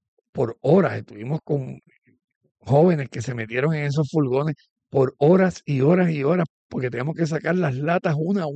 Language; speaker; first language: Spanish; native; Spanish